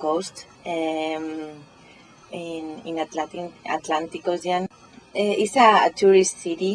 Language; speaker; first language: English; non-native, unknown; Spanish